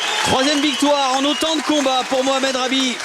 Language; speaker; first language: French; native; French